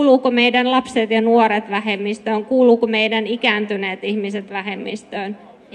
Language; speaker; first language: Finnish; native; Finnish